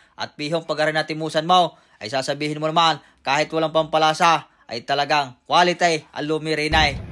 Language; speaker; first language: Filipino; native; Filipino